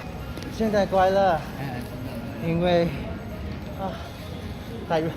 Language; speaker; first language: Chinese; non-native, learner; Filipino